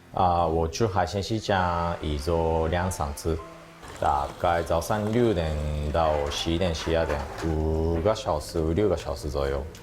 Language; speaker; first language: Chinese; non-native, learner; Japanese